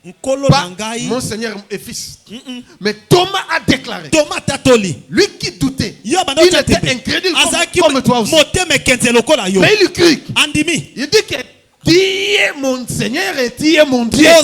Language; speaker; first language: French; non-native, local second language; Lingala